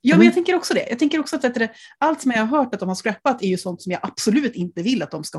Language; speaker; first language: Swedish; native; Swedish